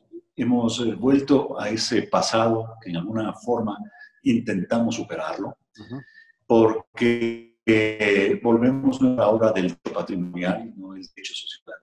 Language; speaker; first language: Spanish; native; Spanish